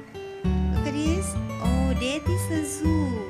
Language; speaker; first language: English; non-native, learner; Indonesian